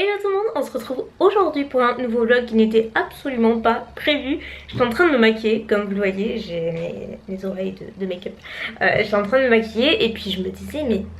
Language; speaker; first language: French; native; French